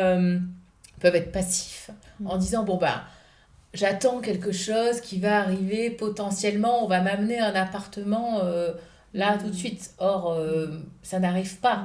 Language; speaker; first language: French; native; French